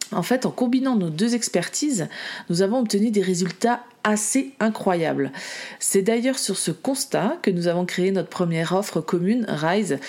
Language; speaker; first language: French; native; French